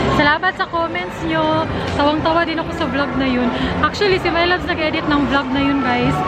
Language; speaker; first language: Filipino; non-native, local second language; Cebuano